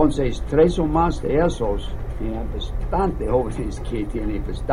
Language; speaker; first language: Spanish; non-native, learner; English